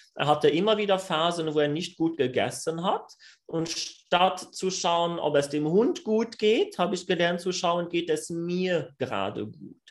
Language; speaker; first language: German; non-native, fluent; French